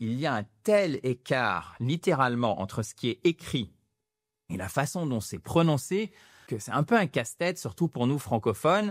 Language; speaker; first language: French; native; French